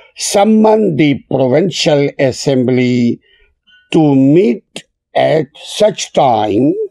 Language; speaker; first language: English; non-native, local second language; Urdu